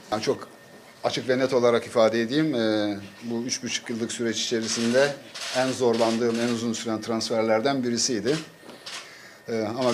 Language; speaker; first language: Turkish; native; Turkish